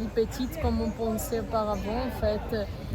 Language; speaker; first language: French; non-native, fluent; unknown